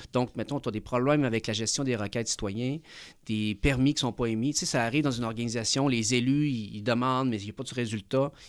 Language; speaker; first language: French; early bilingual, other home language; Spanish